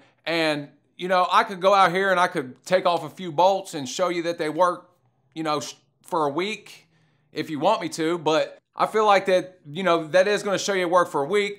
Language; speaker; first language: English; native; English